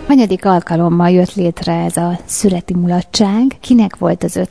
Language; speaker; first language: Hungarian; native; Hungarian